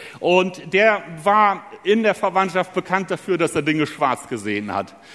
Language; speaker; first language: German; early bilingual, other home language; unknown